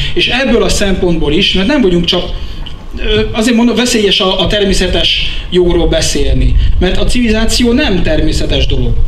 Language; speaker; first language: Hungarian; early bilingual, heritage; French